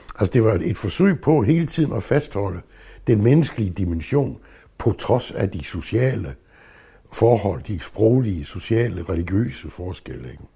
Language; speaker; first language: Danish; native; Danish